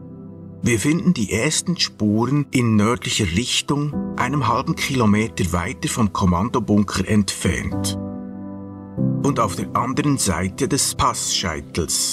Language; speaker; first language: German; native; German